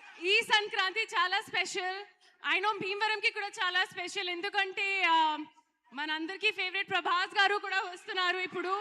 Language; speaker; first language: Telugu; non-native, local second language; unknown